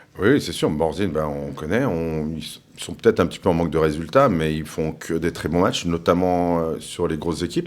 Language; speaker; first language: French; native; French